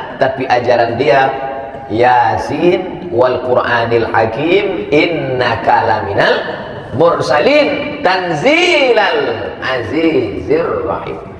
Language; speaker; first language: Malay; non-native, fluent; Indonesian